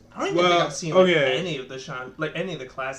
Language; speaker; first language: English; native; English